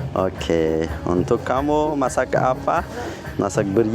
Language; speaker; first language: Indonesian; non-native, learner; Persian